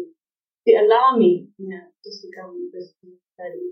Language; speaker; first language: English; non-native, fluent; Arabic